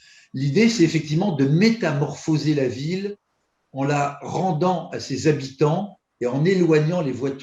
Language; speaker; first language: French; native; French